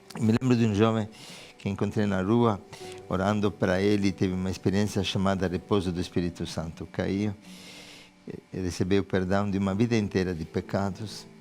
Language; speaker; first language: Portuguese; non-native, fluent; Italian